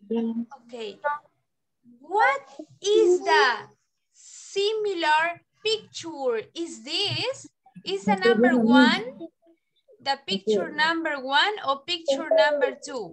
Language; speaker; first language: English; non-native, learner; Spanish